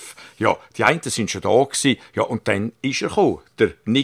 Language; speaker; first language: German; native; German